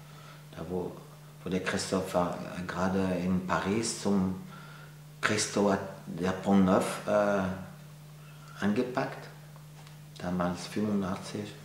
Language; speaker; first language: German; non-native, fluent; French